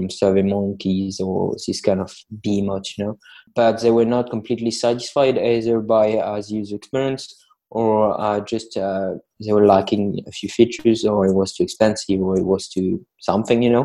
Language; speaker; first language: English; non-native, fluent; French